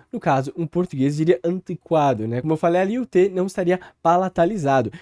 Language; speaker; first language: Portuguese; native; Portuguese